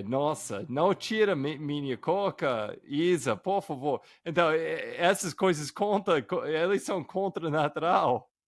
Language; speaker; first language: Portuguese; non-native, fluent; English